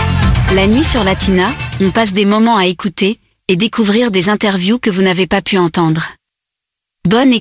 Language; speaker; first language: French; native; French